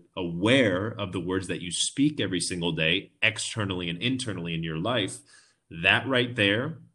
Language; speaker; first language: English; native; English